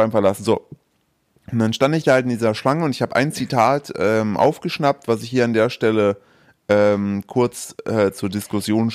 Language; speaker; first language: German; native; German